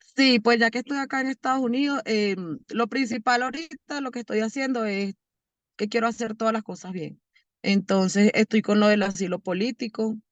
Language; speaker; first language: Spanish; native; Spanish